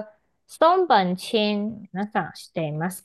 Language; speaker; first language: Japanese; non-native, fluent; Chinese